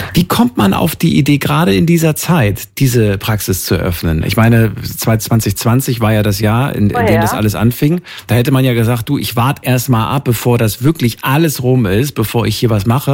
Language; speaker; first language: German; native; German